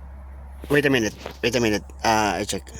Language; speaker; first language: English; non-native, local second language; Filipino